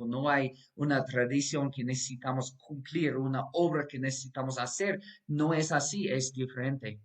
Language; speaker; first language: Spanish; non-native, fluent; English